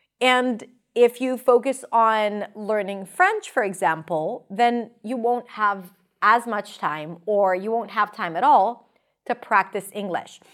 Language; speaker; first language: English; non-native, fluent; Hebrew